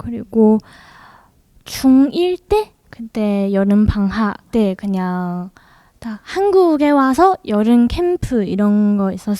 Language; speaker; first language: Korean; non-native, learner; English